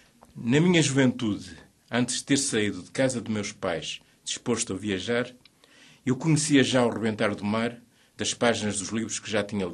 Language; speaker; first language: Portuguese; native; Portuguese